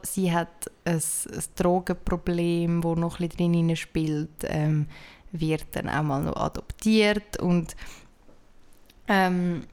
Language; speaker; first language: German; native; German